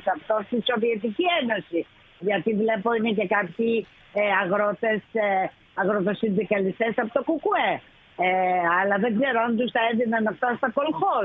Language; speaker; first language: Greek; native; Greek